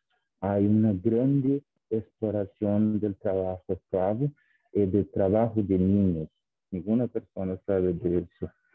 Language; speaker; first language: Spanish; non-native, fluent; Portuguese